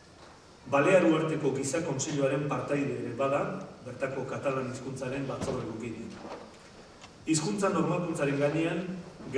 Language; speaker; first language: Basque; native; Basque